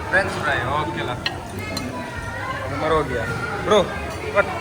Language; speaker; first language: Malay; non-native, learner; Tulu